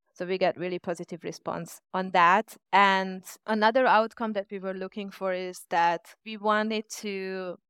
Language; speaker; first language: English; non-native, fluent; Hungarian